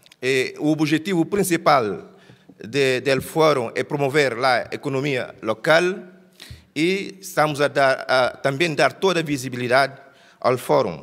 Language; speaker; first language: Portuguese; non-native, local second language; Kabuverdianu